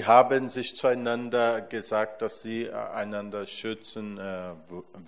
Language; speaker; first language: German; non-native, fluent; Portuguese